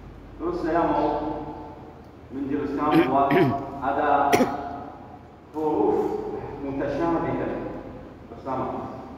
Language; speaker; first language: Indonesian; non-native, learner; Arabic